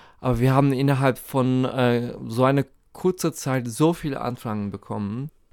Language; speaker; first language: German; non-native, fluent; Turkish